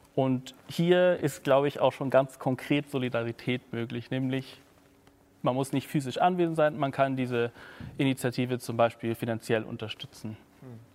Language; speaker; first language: German; native; German